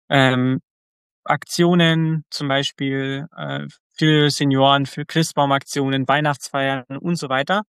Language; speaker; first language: German; early bilingual, other home language; Croatian